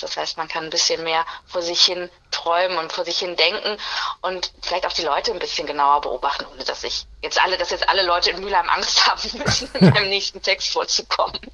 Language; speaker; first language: German; native; German